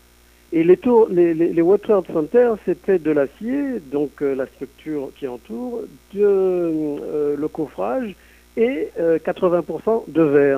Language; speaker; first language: French; native; French